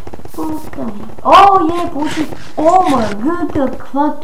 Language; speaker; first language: Bulgarian; native; Bulgarian